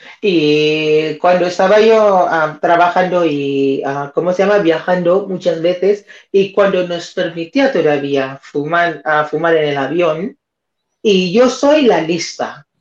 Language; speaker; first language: Spanish; non-native, fluent; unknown